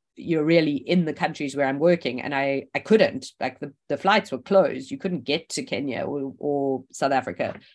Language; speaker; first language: English; native; English